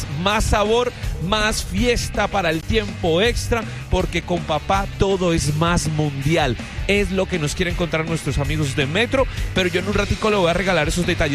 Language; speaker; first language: Spanish; native; Spanish